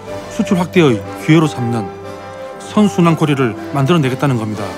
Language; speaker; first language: Korean; native; Korean